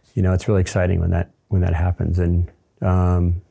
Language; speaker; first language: English; native; English